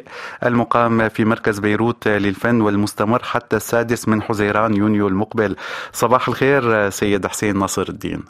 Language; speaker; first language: Arabic; native; Arabic